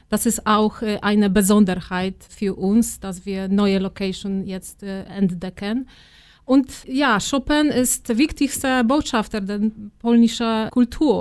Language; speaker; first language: German; non-native, fluent; Polish